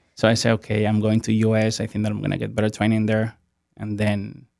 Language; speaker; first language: English; non-native, fluent; Spanish